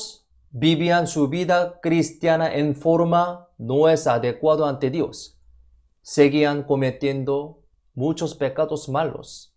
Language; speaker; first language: Spanish; non-native, fluent; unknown